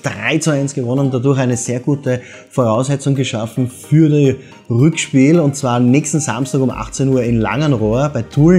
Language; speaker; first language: German; native; German